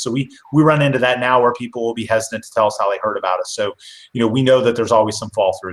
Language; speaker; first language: English; native; English